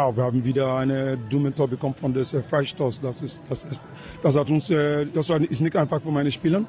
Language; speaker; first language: German; non-native, learner; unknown